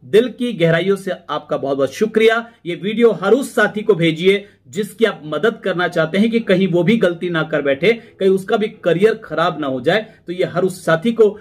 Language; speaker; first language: Hindi; native; Hindi